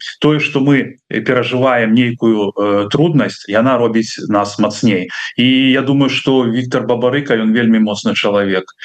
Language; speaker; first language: Belarusian; non-native, local second language; Russian